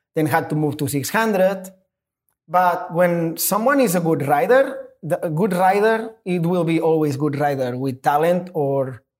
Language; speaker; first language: English; non-native, fluent; Spanish